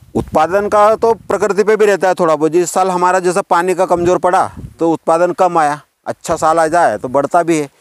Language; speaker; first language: Hindi; native; Hindi